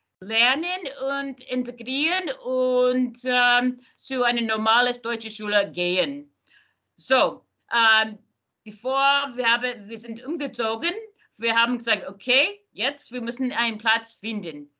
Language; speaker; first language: German; non-native, learner; English